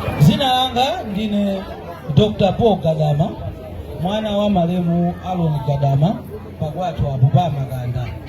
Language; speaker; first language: Nyanja; native; Nyanja